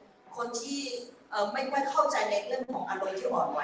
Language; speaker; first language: Thai; native; Thai